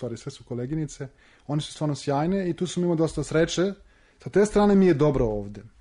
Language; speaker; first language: Serbian; early bilingual, heritage; Serbian